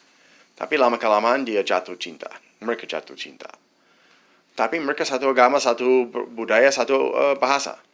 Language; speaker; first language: Indonesian; non-native, fluent; English